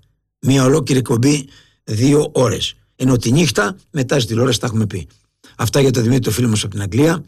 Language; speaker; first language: Greek; native; Greek